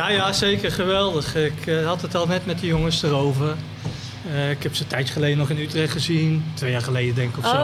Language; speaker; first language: Dutch; native; Dutch